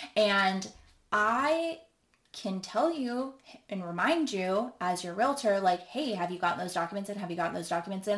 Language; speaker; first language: English; native; English